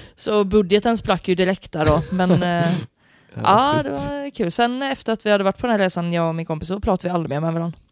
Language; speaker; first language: Swedish; native; Swedish